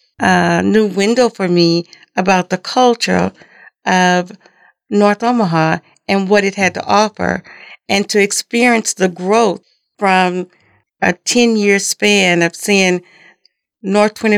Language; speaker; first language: English; native; English